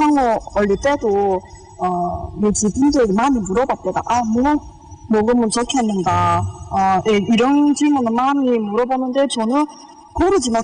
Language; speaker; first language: Korean; early bilingual, heritage; Korean